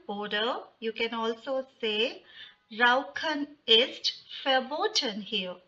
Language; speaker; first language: German; non-native, fluent; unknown